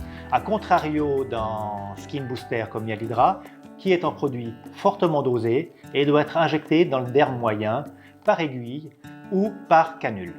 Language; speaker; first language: French; non-native, fluent; Italian